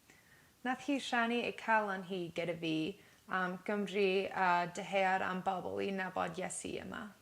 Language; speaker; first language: Welsh; non-native, learner; English